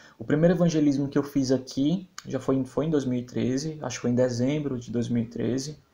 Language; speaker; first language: Portuguese; native; Portuguese